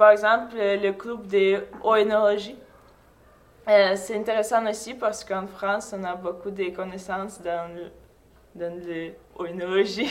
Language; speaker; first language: French; non-native, fluent; Russian